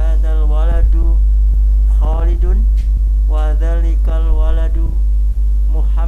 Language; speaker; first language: Arabic; non-native, learner; Indonesian